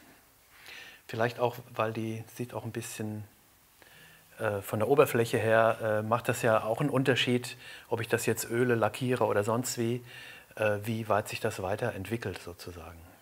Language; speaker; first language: German; native; German